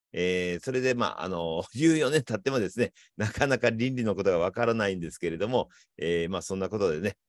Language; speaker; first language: Japanese; native; Japanese